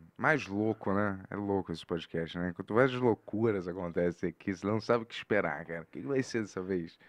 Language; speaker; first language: Portuguese; native; Portuguese